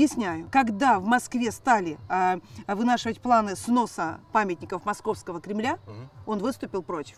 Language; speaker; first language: Russian; native; Russian